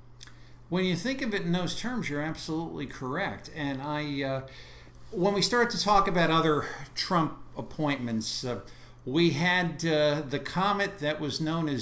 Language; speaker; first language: English; native; English